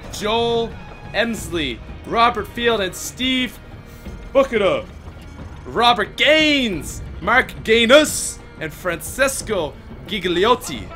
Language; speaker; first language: English; native; English